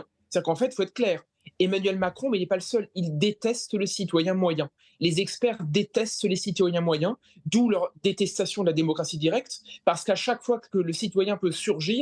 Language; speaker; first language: French; native; French